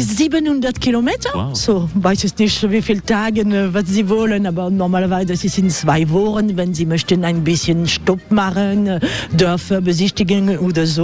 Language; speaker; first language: German; non-native, learner; French